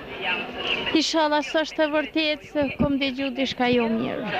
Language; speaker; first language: Albanian; native; Albanian